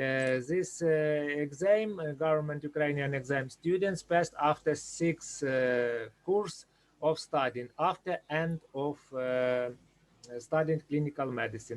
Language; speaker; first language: English; non-native, learner; Ukrainian